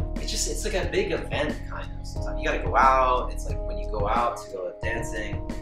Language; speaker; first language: English; native; English